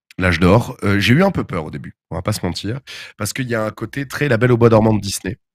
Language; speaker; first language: French; native; French